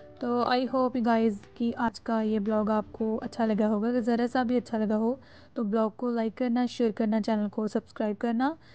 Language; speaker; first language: Hindi; non-native, local second language; Punjabi